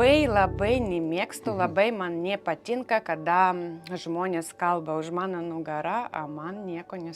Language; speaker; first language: Lithuanian; non-native, learner; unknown